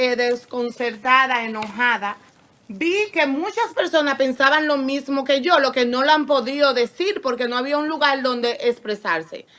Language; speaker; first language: Spanish; native; Spanish